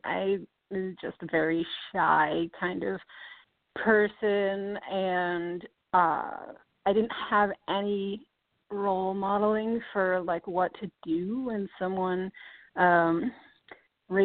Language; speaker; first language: English; native; English